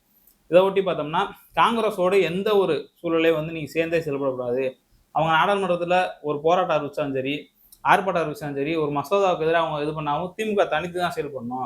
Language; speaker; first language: Tamil; native; Tamil